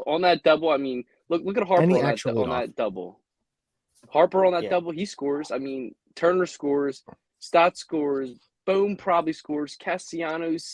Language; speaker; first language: English; native; English